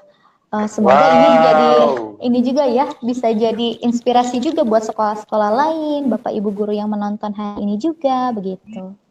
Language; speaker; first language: Indonesian; native; Indonesian